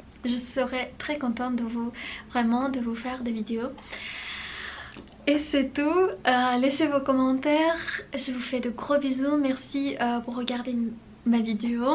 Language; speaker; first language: French; non-native, fluent; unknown